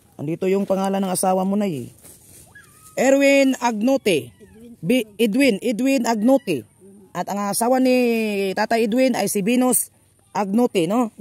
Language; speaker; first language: Filipino; non-native, local second language; Cebuano